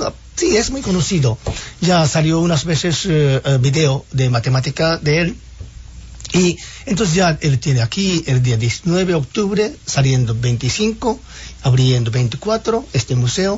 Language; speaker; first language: Spanish; non-native, fluent; Japanese